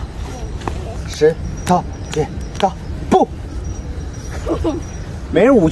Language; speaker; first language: Chinese; native; Chinese